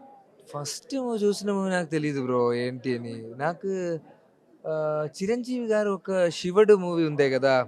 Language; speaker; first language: Telugu; non-native, learner; Malayalam